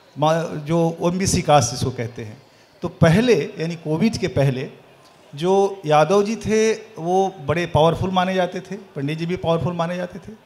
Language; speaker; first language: Hindi; native; Hindi